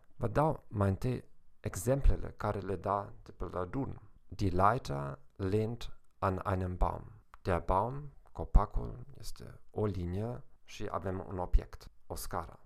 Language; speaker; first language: Romanian; non-native, fluent; German